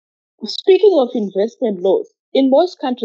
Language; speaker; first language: English; non-native, local second language; Shona